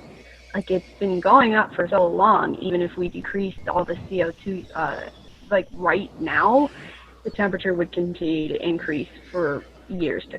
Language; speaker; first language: English; native; English